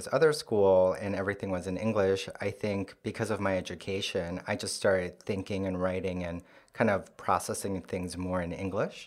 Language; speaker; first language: English; non-native, fluent; Korean